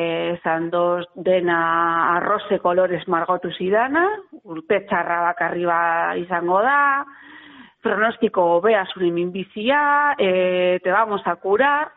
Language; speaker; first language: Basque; non-native, local second language; Spanish